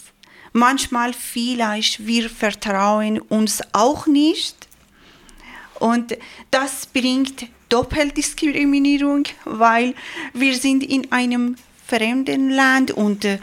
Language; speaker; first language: German; non-native, learner; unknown